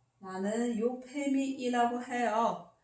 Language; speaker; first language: Korean; non-native, learner; Chinese